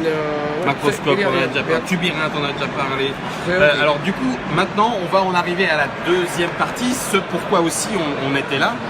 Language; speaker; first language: French; native; French